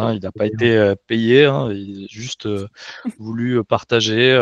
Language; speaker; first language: French; native; French